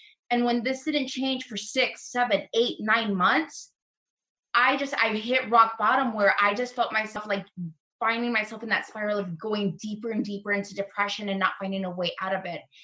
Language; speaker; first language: English; early bilingual, other home language; Spanish